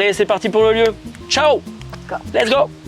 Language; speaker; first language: French; native; French